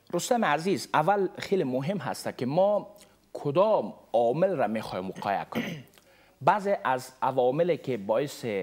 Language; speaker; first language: Persian; native; Persian